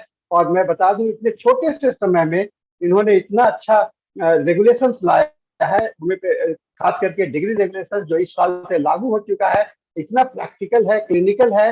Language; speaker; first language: Hindi; native; Hindi